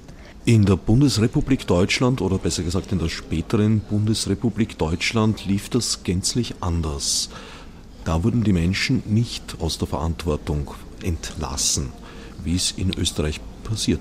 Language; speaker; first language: German; native; German